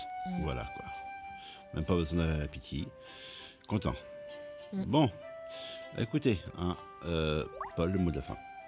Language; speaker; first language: French; native; French